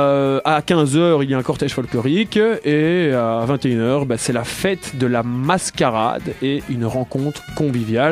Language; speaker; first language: French; native; French